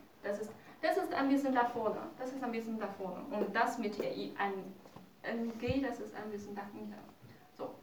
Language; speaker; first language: German; non-native, learner; Chinese